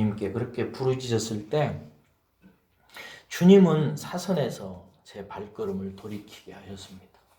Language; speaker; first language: Korean; native; Korean